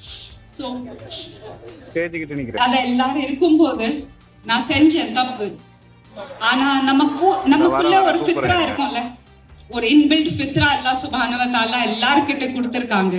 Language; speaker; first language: Tamil; non-native, fluent; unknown